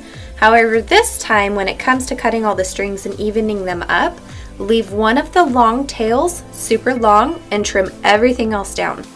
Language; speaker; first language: English; native; English